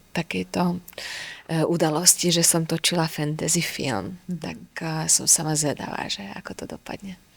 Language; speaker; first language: Slovak; non-native, local second language; Hungarian